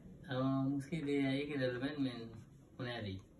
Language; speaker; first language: Danish; non-native, learner; Nepali